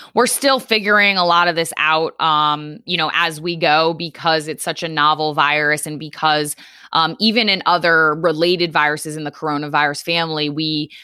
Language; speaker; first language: English; native; English